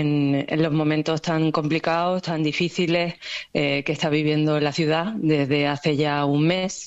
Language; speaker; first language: Spanish; native; Spanish